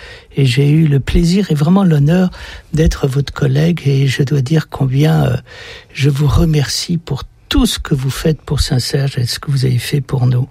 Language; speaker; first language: French; native; French